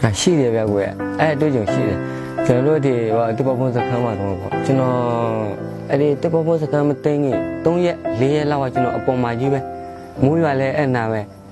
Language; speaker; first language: Burmese; non-native, local second language; S'gaw Karen